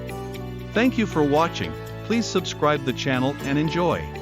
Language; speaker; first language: English; non-native, fluent; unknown